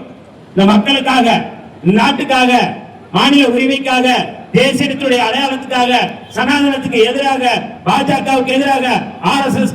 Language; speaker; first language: Tamil; native; Tamil